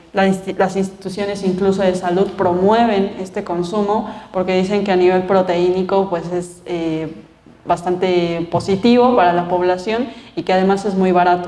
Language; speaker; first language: Spanish; native; Spanish